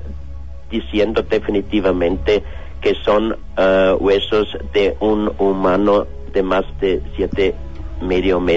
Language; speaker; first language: Spanish; non-native, learner; German